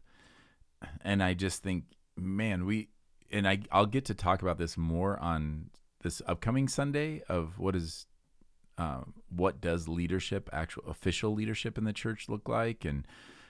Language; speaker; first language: English; native; English